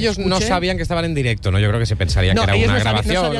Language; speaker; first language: Spanish; native; Spanish